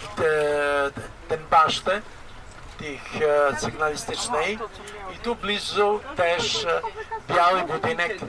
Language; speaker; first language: Polish; non-native, learner; Albanian